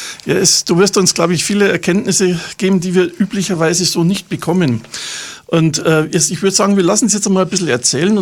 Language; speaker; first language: German; native; German